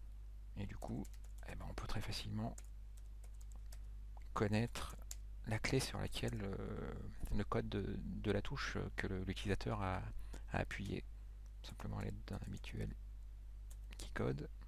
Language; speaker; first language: French; native; French